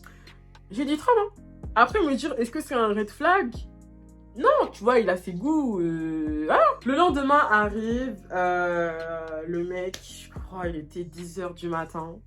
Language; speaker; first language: French; native; French